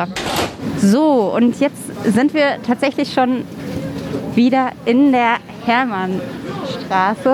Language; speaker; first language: German; native; German